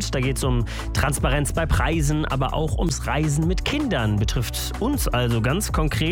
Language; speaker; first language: German; native; German